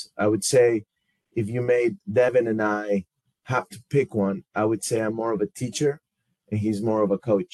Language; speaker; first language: English; non-native, fluent; Spanish